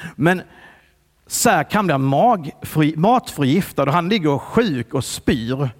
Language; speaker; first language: Swedish; early bilingual, other home language; Italian